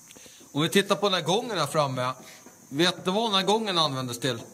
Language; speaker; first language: Swedish; native; Swedish